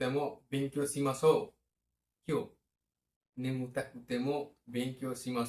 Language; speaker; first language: Japanese; non-native, learner; Bangla